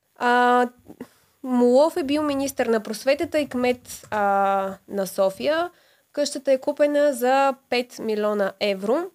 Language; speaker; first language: Bulgarian; native; Bulgarian